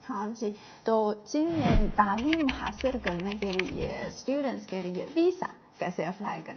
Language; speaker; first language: Hindi; non-native, fluent; Chinese